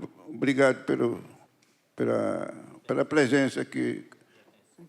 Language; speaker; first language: Portuguese; non-native, local second language; Kayapó